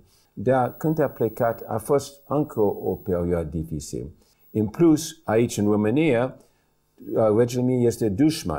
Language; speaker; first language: Romanian; early bilingual, heritage; English